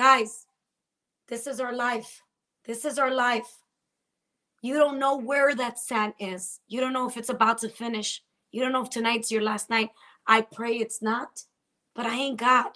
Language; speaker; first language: English; native; English